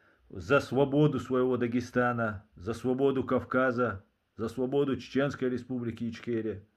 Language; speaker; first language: Russian; non-native, local second language; Chechen